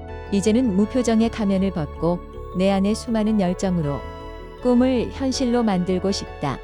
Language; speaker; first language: Korean; native; Korean